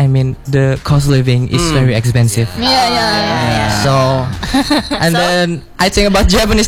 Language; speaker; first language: English; non-native, learner; Indonesian